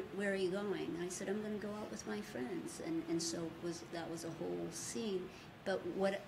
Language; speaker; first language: English; early bilingual, other home language; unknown